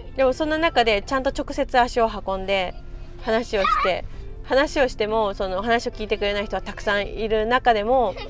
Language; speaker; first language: Japanese; native; Japanese